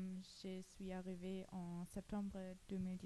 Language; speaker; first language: French; non-native, learner; German